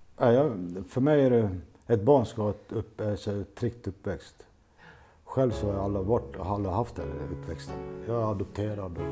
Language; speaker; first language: Swedish; early bilingual, other home language; Portuguese